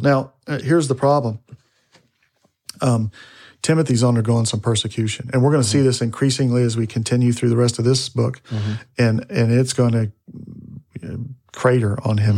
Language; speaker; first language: English; native; English